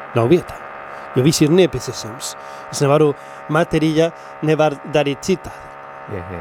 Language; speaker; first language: Latvian; non-native, learner; Spanish